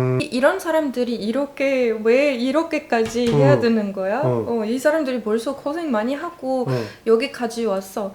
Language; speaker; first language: Korean; non-native, fluent; Arabic